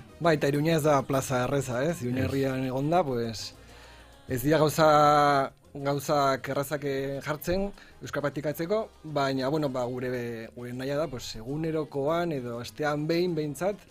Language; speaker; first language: Basque; non-native, local second language; Spanish